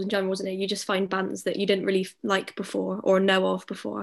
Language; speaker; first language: English; native; English